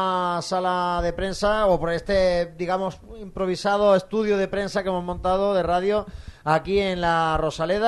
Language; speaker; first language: Spanish; native; Spanish